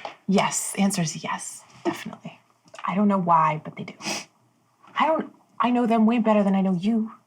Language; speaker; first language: English; native; English